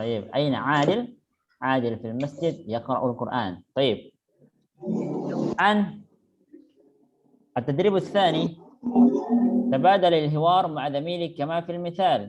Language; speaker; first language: Arabic; non-native, fluent; Indonesian